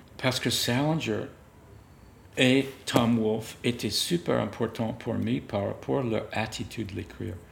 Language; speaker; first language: French; non-native, fluent; English